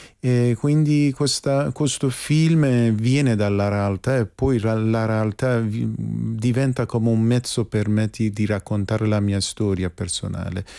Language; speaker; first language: Italian; non-native, fluent; Persian